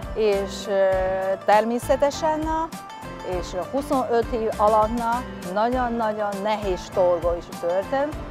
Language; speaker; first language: Hungarian; non-native, learner; Chinese